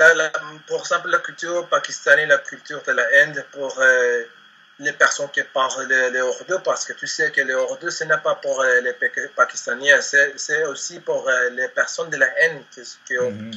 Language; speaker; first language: French; non-native, learner; Spanish